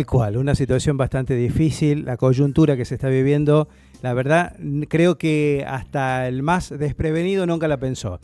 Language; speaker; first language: Spanish; native; Spanish